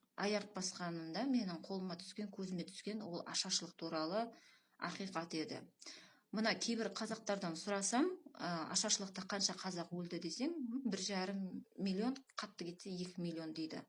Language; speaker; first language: Kazakh; early bilingual, heritage; Russian